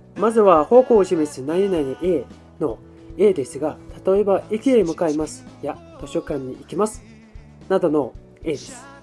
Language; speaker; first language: Japanese; non-native, fluent; Mongolian